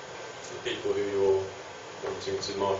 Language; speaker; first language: English; native; English